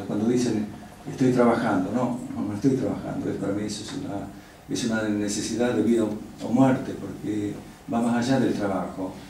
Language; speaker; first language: Spanish; non-native, local second language; Russian